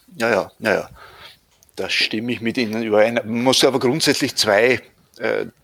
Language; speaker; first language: German; native; German